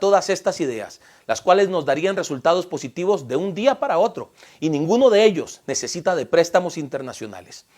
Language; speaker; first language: Spanish; native; Spanish